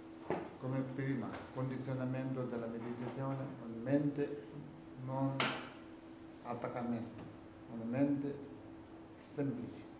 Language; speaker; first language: Italian; non-native, learner; Tibetan